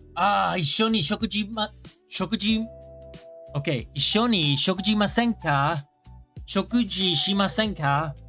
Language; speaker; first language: Japanese; non-native, learner; English